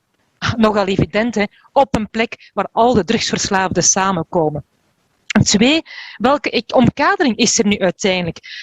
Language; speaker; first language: Dutch; native; Dutch